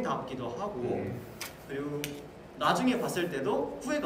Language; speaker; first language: Korean; native; Korean